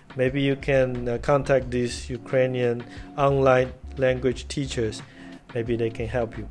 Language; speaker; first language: English; non-native, fluent; Chinese